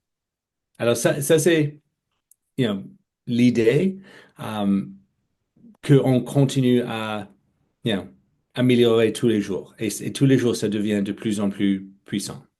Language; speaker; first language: French; non-native, fluent; English